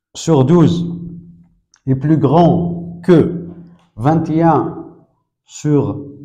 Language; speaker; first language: French; non-native, local second language; Arabic